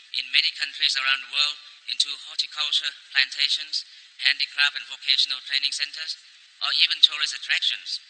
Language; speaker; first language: English; non-native, fluent; Thai